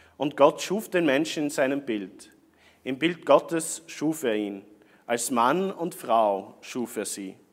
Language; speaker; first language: German; native; German